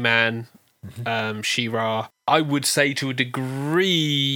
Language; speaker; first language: English; native; English